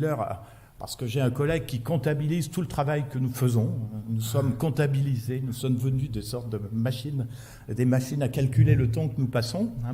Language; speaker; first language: French; native; French